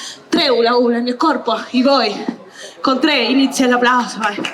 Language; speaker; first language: Italian; non-native, learner; Spanish